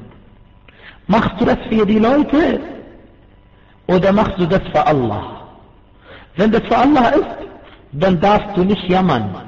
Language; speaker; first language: German; non-native, fluent; Arabic